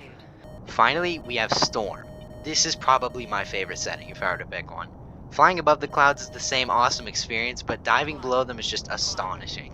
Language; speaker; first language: English; native; English